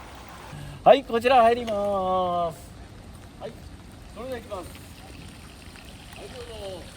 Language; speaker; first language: Japanese; native; Japanese